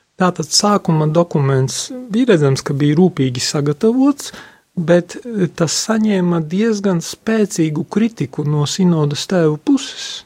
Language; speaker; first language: Latvian; non-native, local second language; Polish